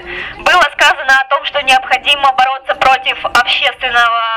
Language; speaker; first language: Russian; native; Russian